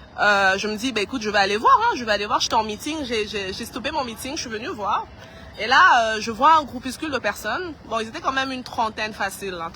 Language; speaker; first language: French; non-native, local second language; Lingala